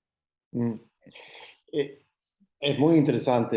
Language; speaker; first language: Spanish; non-native, fluent; Swedish